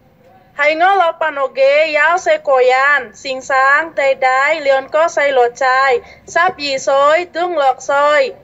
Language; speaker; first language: Cantonese; non-native, learner; Indonesian